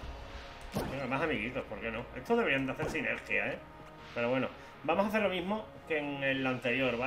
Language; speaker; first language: Spanish; native; Spanish